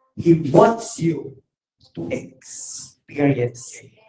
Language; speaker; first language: English; non-native, local second language; Filipino